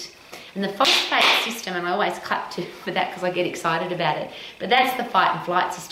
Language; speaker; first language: English; native; English